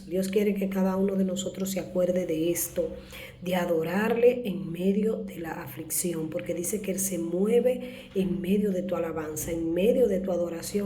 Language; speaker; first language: Spanish; native; Spanish